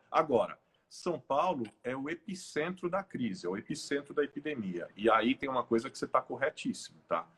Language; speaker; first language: Portuguese; native; Portuguese